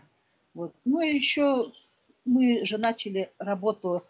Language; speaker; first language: Russian; non-native, local second language; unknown